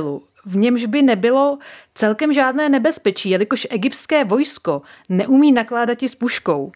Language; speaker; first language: Czech; native; Czech